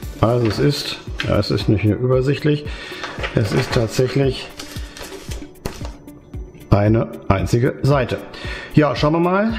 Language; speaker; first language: German; native; German